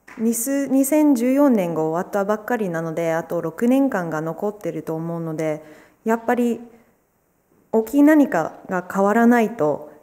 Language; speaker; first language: Japanese; non-native, fluent; English